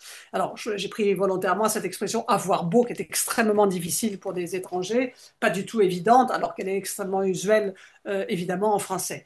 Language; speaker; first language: French; native; French